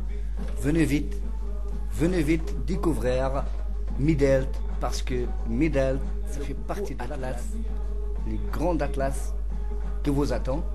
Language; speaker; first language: French; non-native, local second language; Central Atlas Tamazight